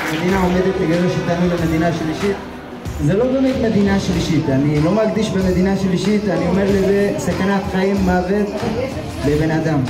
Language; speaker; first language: Hebrew; non-native, fluent; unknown